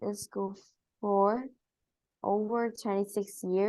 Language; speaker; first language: English; non-native, learner; Vietnamese